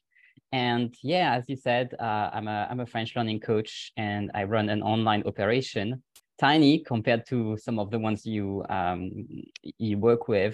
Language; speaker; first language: English; non-native, fluent; French